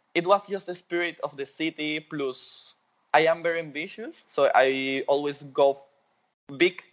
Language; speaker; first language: English; non-native, fluent; Spanish